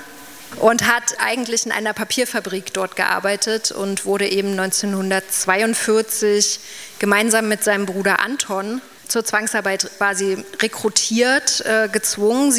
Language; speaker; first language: German; native; German